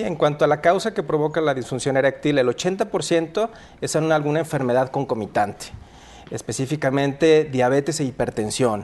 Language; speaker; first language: Spanish; native; Spanish